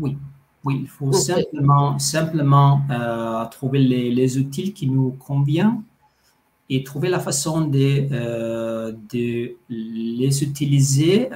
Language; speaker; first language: French; non-native, fluent; Italian